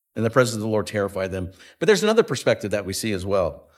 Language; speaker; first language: English; native; English